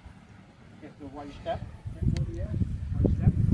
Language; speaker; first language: English; non-native, local second language; Khmer